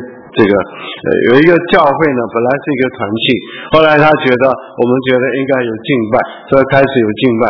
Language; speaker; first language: Chinese; early bilingual, heritage; Chinese